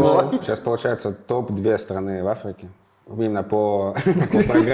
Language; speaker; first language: Russian; native; Russian